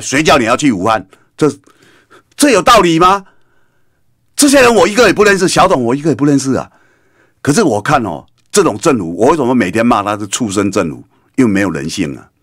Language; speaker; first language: Chinese; native; Chinese